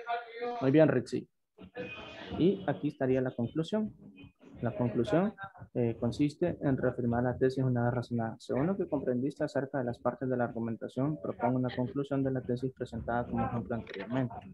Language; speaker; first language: Spanish; native; Spanish